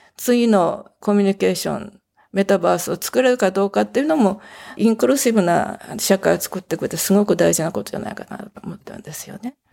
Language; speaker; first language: Japanese; native; Japanese